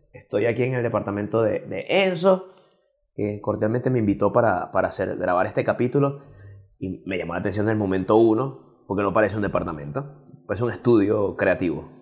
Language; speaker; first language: Spanish; native; Spanish